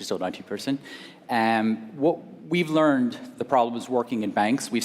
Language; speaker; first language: English; native; English